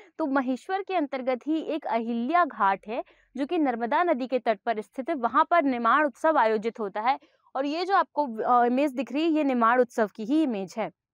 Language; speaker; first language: Hindi; native; Hindi